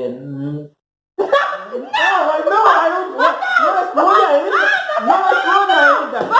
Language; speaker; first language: Portuguese; non-native, fluent; Haitian Creole